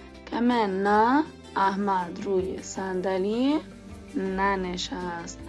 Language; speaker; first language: Persian; non-native, fluent; Arabic